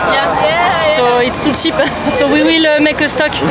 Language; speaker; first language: English; non-native, fluent; French